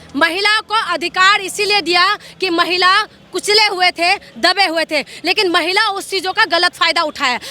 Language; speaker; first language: Hindi; non-native, local second language; Assamese